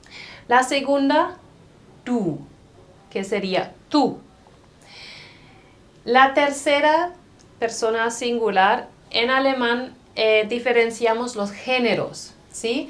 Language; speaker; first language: Spanish; non-native, fluent; German